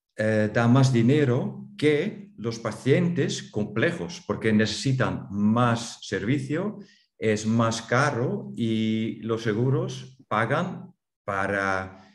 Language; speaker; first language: Spanish; non-native, fluent; Dutch